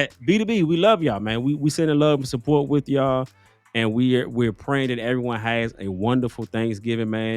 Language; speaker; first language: English; native; English